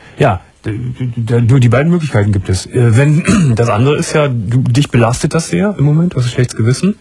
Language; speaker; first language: German; native; German